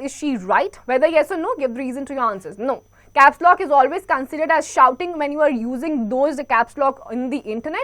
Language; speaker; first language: English; non-native, local second language; Hindi